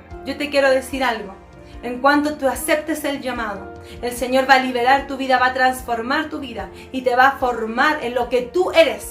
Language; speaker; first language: Spanish; native; Spanish